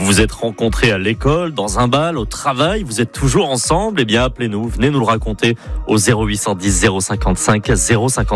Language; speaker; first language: French; native; French